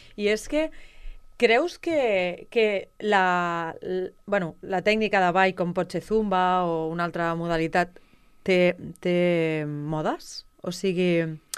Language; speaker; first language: Catalan; non-native, local second language; Spanish